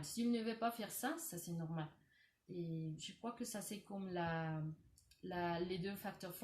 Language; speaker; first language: French; non-native, learner; Spanish